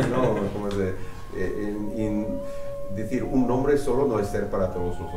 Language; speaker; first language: Spanish; non-native, fluent; French